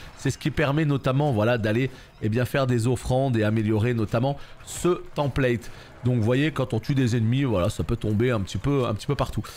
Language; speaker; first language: French; native; French